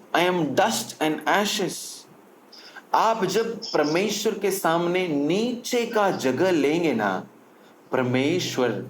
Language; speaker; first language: Hindi; non-native, local second language; Tamil